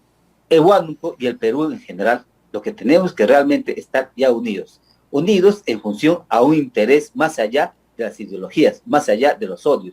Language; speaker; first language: Spanish; native; Spanish